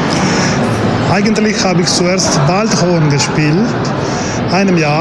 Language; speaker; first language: German; non-native, fluent; Spanish